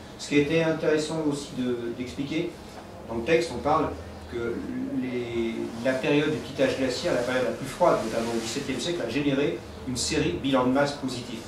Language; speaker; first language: French; native; French